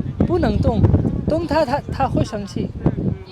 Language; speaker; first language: Chinese; non-native, fluent; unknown